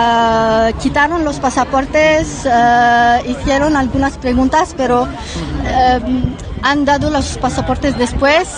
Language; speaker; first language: Spanish; non-native, learner; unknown